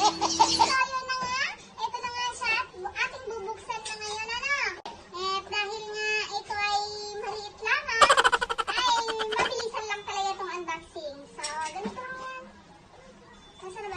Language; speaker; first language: Filipino; non-native, local second language; Iloko